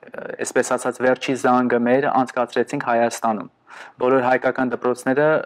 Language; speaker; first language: Armenian; early bilingual, heritage; Armenian